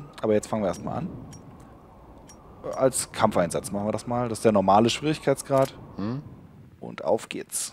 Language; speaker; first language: German; native; German